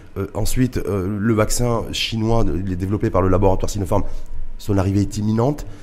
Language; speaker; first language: French; non-native, local second language; Arabic